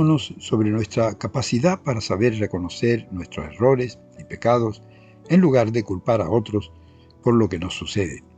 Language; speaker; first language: Spanish; native; Spanish